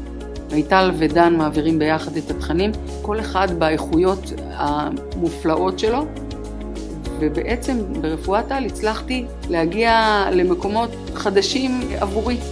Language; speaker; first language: Hebrew; native; Hebrew